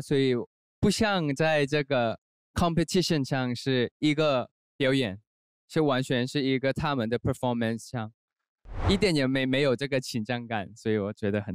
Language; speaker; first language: Chinese; non-native, learner; Thai